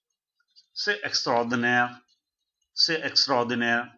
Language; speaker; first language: French; non-native, fluent; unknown